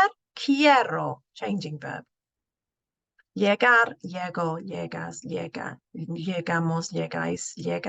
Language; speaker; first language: Spanish; non-native, fluent; English